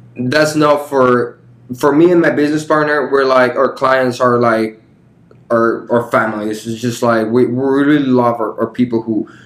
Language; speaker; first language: English; early bilingual, other home language; Spanish